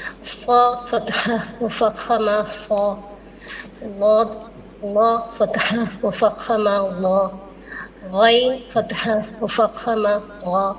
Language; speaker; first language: Arabic; non-native, learner; Malayalam